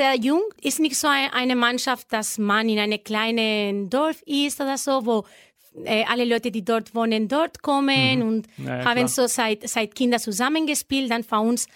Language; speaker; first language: German; non-native, learner; Spanish